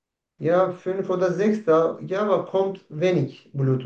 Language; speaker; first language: German; non-native, learner; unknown